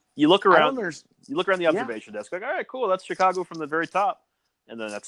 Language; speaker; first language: English; native; English